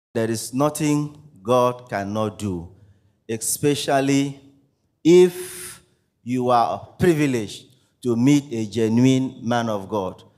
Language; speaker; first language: English; non-native, local second language; Ibibio